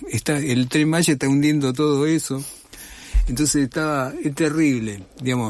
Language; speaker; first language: Spanish; native; Spanish